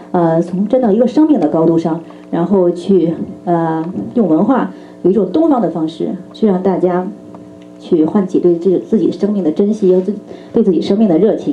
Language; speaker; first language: Chinese; native; Chinese